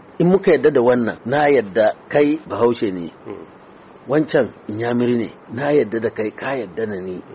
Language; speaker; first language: Hausa; non-native, local second language; Fula